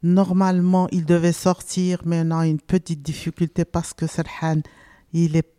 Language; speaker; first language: French; non-native, local second language; Arabic